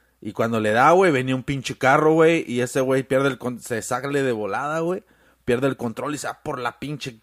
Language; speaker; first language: Spanish; early bilingual, heritage; Spanish